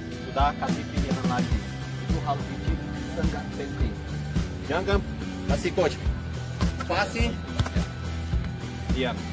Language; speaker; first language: Indonesian; non-native, fluent; Portuguese